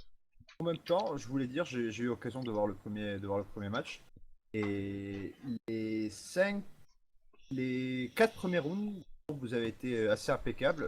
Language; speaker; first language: French; native; French